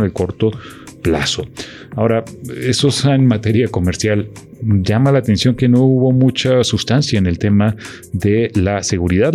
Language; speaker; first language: Spanish; native; Spanish